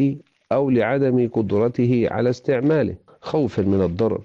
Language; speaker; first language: Arabic; native; Arabic